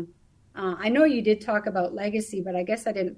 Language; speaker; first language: English; native; English